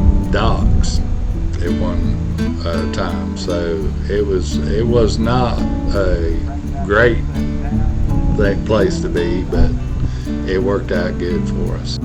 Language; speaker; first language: English; native; English